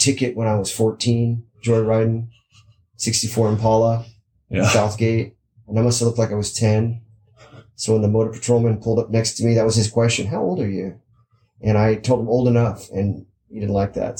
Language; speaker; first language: English; native; English